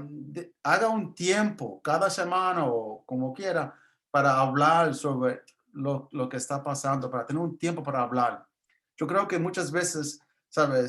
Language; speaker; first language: Spanish; early bilingual, heritage; English